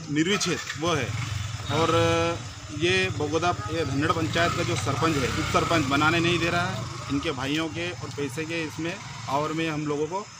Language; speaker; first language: Hindi; native; Hindi